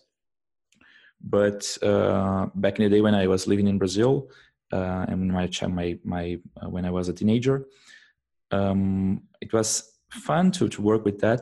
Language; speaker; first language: English; non-native, fluent; Portuguese